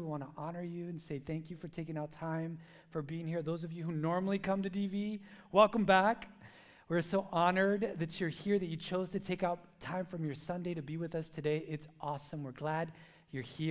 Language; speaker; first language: English; native; English